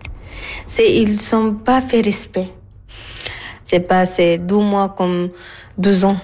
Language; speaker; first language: French; non-native, learner; Arabic